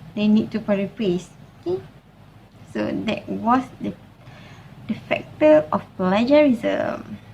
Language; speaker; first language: English; non-native, local second language; Malay